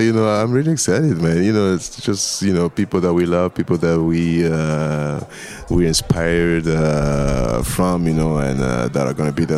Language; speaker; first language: English; non-native, fluent; Lingala